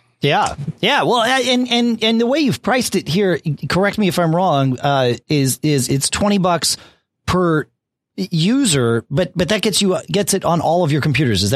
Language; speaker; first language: English; native; English